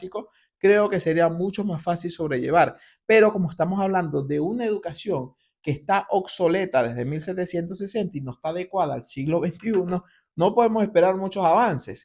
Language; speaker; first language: Spanish; native; Spanish